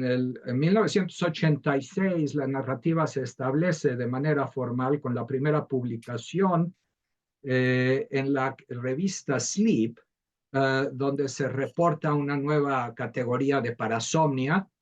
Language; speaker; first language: Spanish; native; Spanish